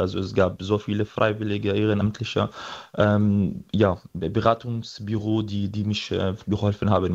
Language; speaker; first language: German; non-native, fluent; Arabic